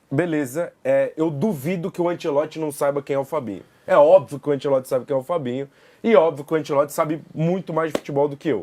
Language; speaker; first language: Portuguese; native; Portuguese